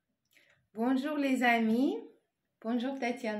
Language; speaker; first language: French; non-native, fluent; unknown